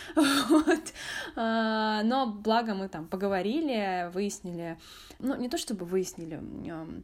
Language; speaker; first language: Russian; native; Russian